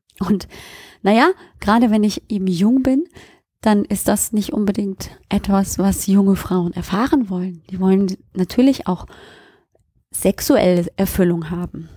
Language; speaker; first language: German; native; German